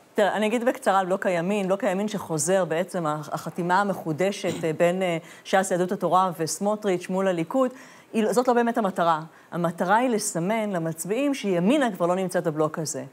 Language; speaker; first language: Hebrew; non-native, fluent; Persian